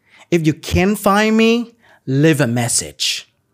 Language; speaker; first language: English; non-native, fluent; Vietnamese